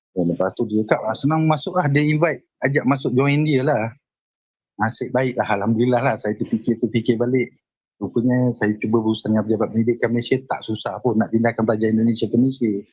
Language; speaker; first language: Malay; native; Malay